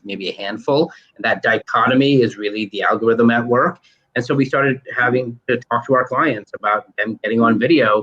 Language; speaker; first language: English; native; English